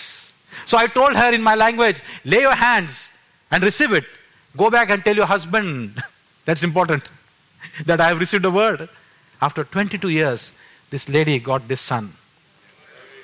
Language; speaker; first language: English; non-native, local second language; Marathi